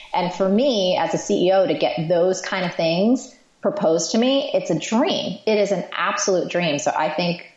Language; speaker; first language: English; native; English